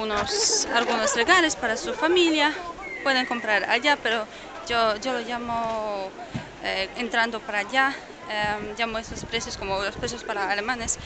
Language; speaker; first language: Spanish; non-native, fluent; Polish